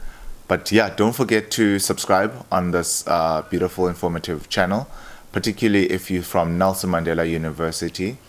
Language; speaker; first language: English; non-native, local second language; Xhosa